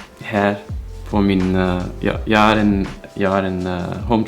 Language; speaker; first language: Swedish; non-native, learner; English